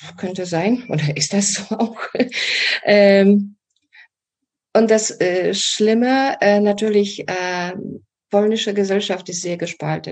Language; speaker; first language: German; non-native, fluent; Polish